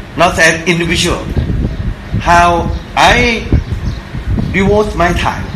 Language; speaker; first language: English; non-native, fluent; Thai